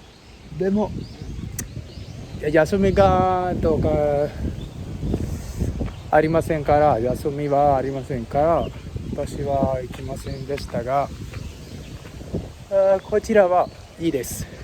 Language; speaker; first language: Japanese; non-native, learner; Sinhala